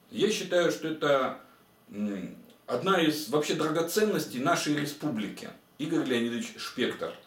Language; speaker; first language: Russian; native; Russian